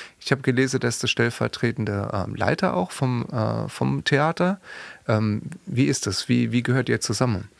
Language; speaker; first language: German; native; German